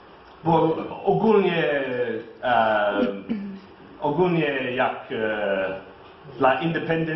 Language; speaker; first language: Polish; non-native, learner; English